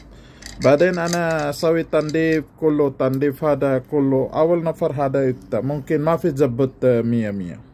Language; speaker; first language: Arabic; non-native, learner; Filipino